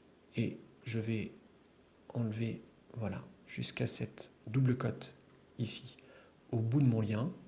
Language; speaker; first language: French; native; French